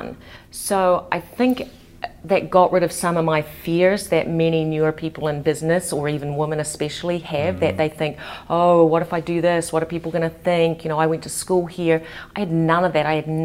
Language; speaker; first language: English; native; English